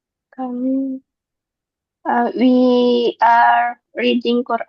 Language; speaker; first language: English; non-native, learner; Indonesian